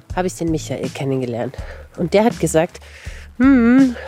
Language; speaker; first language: German; native; German